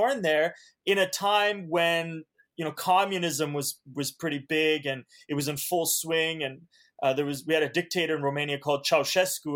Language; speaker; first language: English; early bilingual, other home language; Hungarian